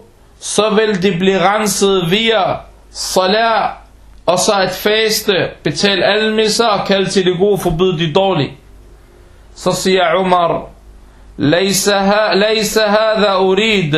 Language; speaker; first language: Danish; early bilingual, other home language; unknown